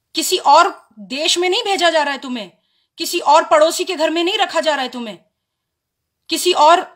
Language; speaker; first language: Hindi; native; Hindi